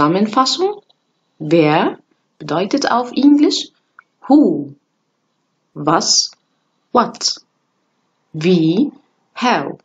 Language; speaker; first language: German; non-native, fluent; Arabic